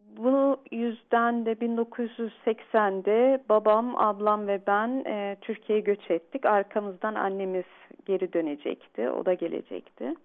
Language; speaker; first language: Turkish; early bilingual, heritage; Turkish